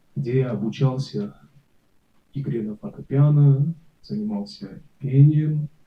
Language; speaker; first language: Russian; non-native, local second language; Kazakh